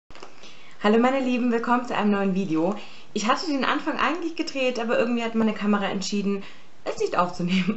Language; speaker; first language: German; native; German